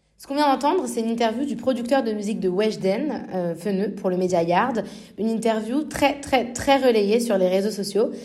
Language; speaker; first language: French; native; French